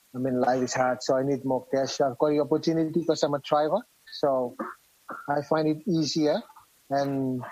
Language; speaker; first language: English; non-native, fluent; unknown